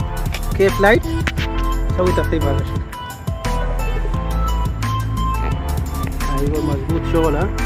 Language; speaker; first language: Arabic; non-native, learner; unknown